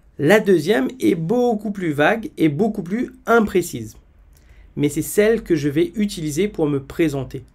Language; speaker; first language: French; native; French